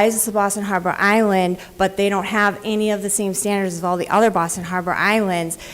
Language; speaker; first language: English; native; English